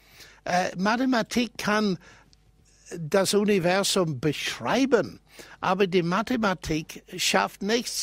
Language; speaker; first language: German; non-native, fluent; English